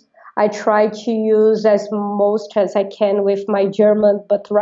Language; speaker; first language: English; non-native, fluent; Portuguese